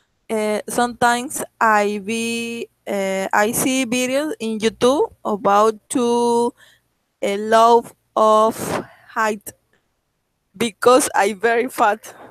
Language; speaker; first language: English; non-native, learner; Spanish